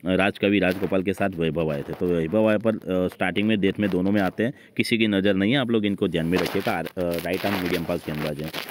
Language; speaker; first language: Hindi; native; Hindi